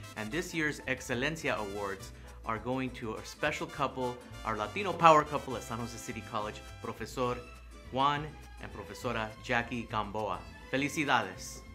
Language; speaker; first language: English; early bilingual, other home language; Spanish